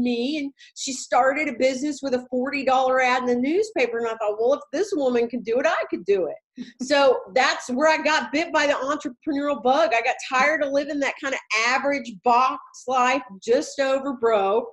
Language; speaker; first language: English; native; English